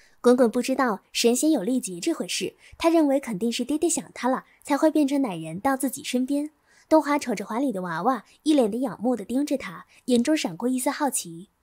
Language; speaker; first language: Chinese; native; Chinese